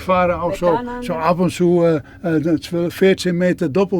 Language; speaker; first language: German; non-native, learner; Dutch